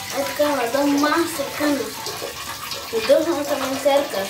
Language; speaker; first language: Spanish; native; Spanish